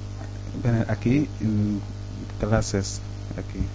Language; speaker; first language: Spanish; non-native, learner; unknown